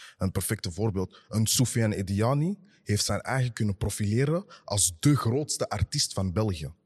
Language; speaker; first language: Dutch; early bilingual, other home language; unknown